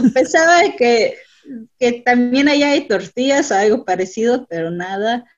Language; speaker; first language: Spanish; non-native, fluent; German